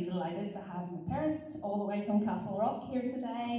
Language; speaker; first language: English; native; English